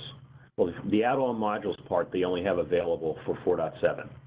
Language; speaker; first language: English; native; English